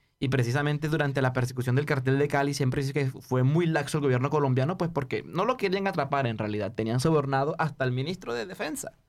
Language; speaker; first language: Spanish; native; Spanish